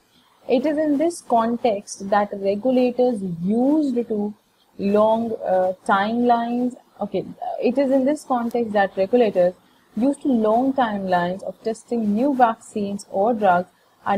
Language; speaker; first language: English; non-native, local second language; Hindi